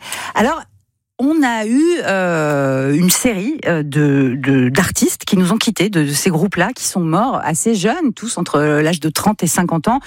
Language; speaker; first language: French; native; French